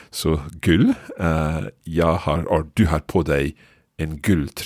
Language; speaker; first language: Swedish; non-native, learner; English